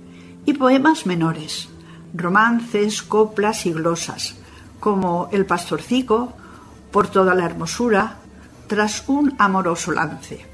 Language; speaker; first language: Spanish; native; Spanish